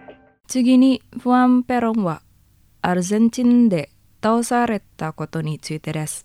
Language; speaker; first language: Japanese; non-native, learner; Indonesian